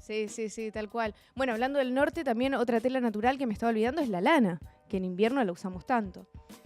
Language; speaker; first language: Spanish; native; Spanish